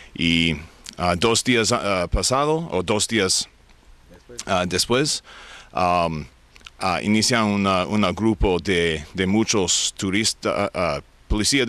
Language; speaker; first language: Spanish; non-native, learner; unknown